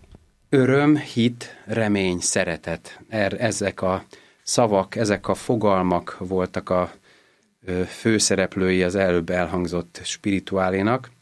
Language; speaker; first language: Hungarian; native; Hungarian